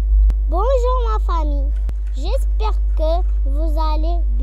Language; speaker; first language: French; non-native, local second language; Arabic